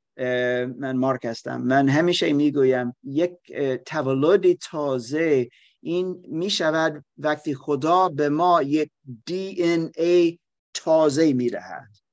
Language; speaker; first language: Persian; non-native, learner; German